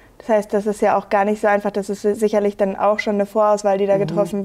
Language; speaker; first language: German; native; German